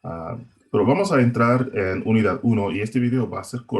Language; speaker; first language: Spanish; non-native, fluent; English